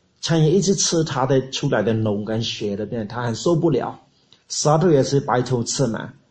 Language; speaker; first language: Chinese; non-native, learner; Burmese